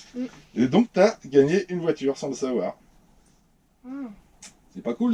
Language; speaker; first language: French; native; French